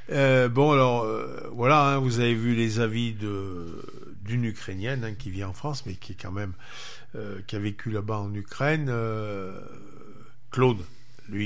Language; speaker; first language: French; native; French